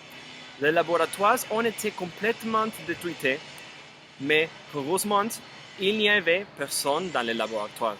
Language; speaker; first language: French; non-native, learner; Spanish